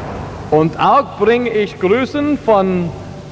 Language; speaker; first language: German; non-native, learner; English